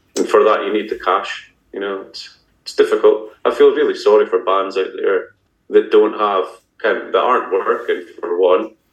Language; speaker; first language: English; native; English